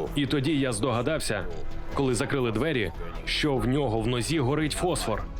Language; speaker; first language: Ukrainian; non-native, fluent; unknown